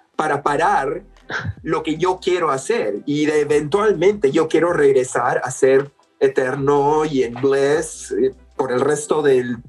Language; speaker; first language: Spanish; early bilingual, other home language; English